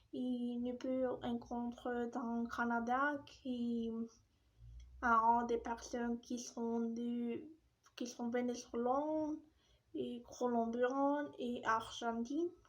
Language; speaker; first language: French; non-native, learner; Spanish